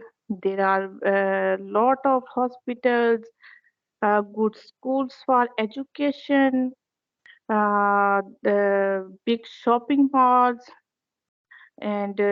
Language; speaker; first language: English; non-native, learner; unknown